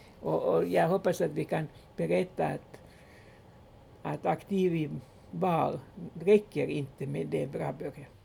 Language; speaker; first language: Swedish; non-native, local second language; Finnish